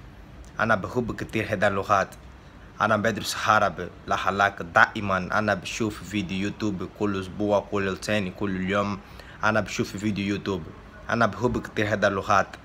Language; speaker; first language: Arabic; non-native, learner; Portuguese